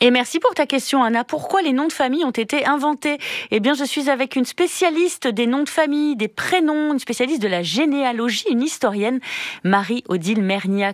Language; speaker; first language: French; native; French